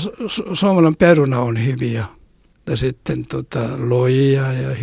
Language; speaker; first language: Finnish; non-native, learner; Korean